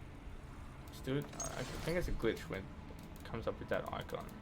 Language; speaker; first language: English; native; English